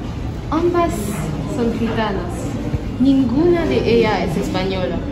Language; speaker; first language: Spanish; non-native, learner; French